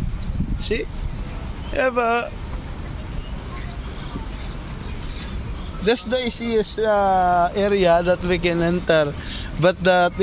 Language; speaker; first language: English; non-native, local second language; Filipino